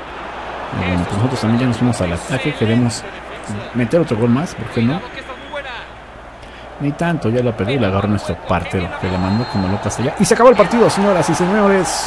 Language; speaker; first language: Spanish; native; Spanish